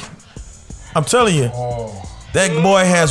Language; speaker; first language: English; native; English